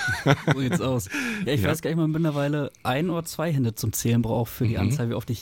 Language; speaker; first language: German; native; German